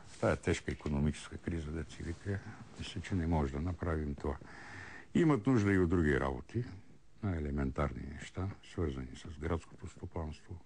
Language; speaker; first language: Bulgarian; native; Bulgarian